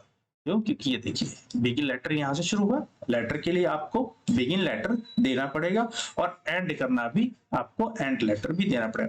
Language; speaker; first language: Hindi; native; Hindi